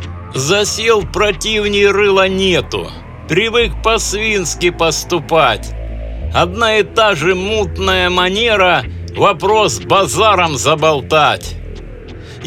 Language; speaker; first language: Russian; native; Russian